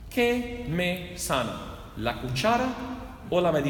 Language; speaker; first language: Spanish; non-native, fluent; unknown